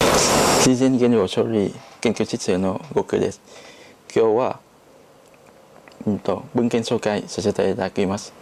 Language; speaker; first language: Japanese; non-native, learner; Chinese